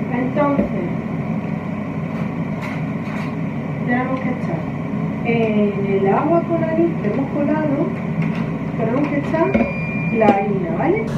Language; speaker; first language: Spanish; native; Spanish